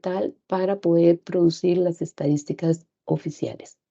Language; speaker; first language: Spanish; native; Spanish